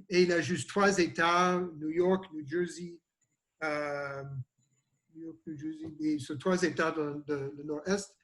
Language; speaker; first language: French; non-native, learner; English